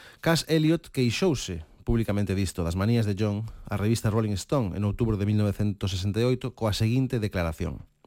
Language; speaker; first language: Galician; native; Galician